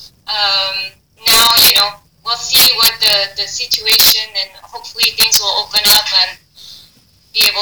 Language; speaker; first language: English; non-native, fluent; French